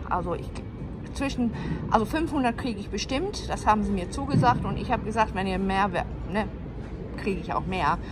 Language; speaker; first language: German; non-native, fluent; English